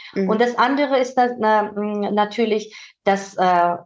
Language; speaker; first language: German; non-native, fluent; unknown